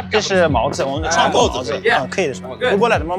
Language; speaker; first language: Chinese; non-native, learner; Uzbek